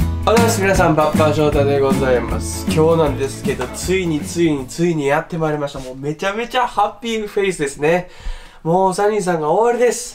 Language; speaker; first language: Japanese; native; Japanese